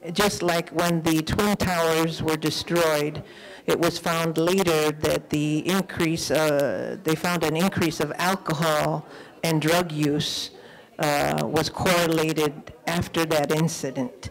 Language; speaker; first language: English; early bilingual, other home language; Spanish